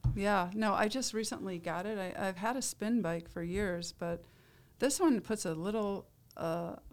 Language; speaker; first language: English; native; English